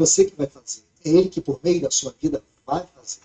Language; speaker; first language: Portuguese; native; Portuguese